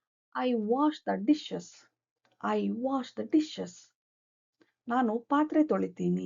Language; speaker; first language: English; non-native, local second language; Kannada